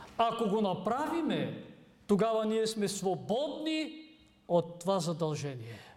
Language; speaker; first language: Bulgarian; native; Bulgarian